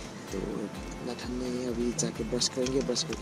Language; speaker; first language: Hindi; non-native, local second language; Nepali